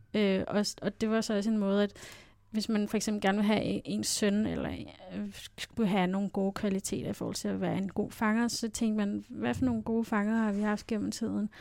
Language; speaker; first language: Danish; native; Danish